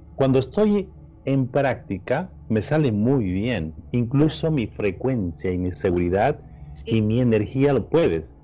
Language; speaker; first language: Spanish; native; Spanish